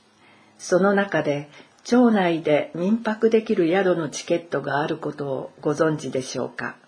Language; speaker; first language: Japanese; native; Japanese